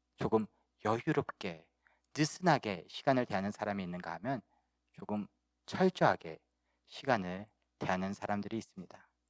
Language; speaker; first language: Korean; early bilingual, heritage; Korean